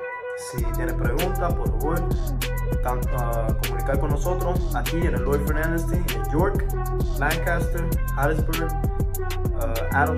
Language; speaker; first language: Spanish; early bilingual, heritage; English